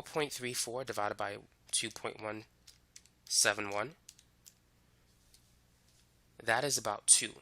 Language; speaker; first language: English; native; English